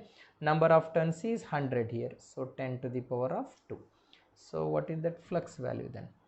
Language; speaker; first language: English; non-native, local second language; Kannada